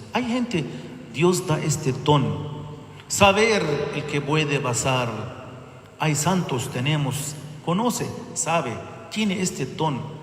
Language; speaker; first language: Spanish; non-native, learner; Arabic